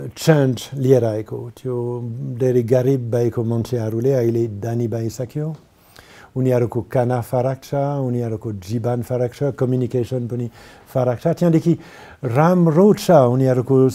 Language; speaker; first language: Nepali; non-native, learner; French